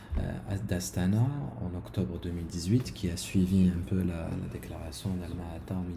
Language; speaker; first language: French; non-native, local second language; Arabic